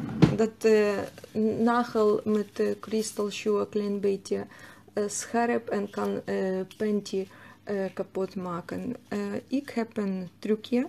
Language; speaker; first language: Dutch; non-native, learner; Russian